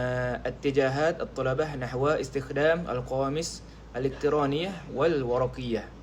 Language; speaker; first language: Arabic; non-native, learner; Malay